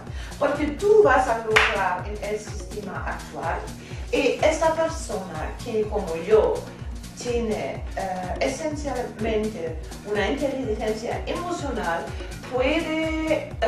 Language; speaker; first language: Spanish; non-native, fluent; German